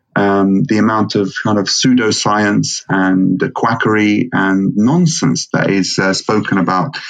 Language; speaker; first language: English; non-native, fluent; Arabic